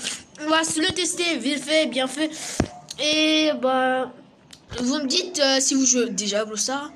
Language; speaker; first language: French; native; French